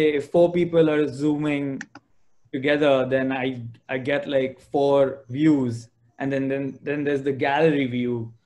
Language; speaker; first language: English; non-native, local second language; Gujarati